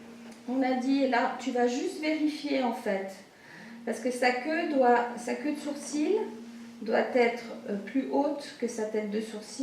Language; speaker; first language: French; native; French